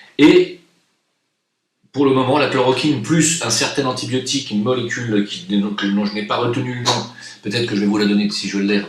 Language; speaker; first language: French; native; French